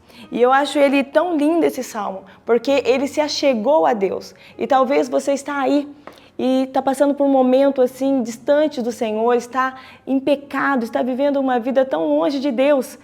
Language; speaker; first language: Portuguese; native; Portuguese